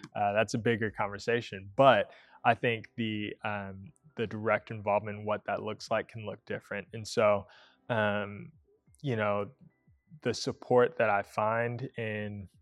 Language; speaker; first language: English; native; English